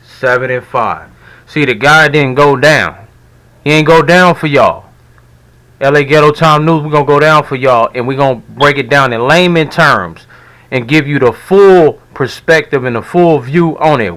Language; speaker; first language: English; native; English